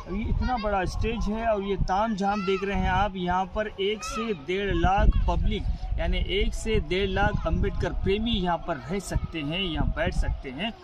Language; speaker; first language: Hindi; non-native, local second language; Marathi